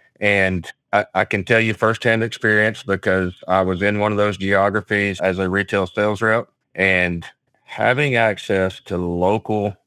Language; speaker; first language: English; native; English